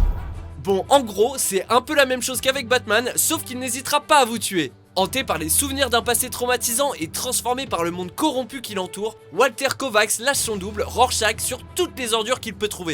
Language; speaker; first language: French; native; French